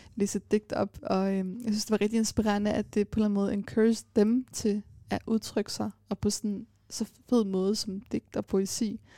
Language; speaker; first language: Danish; early bilingual, other home language; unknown